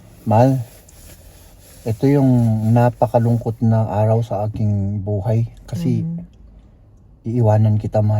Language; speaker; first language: Filipino; native; Filipino